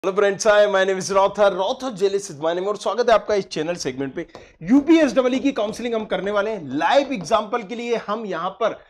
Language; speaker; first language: Hindi; native; Hindi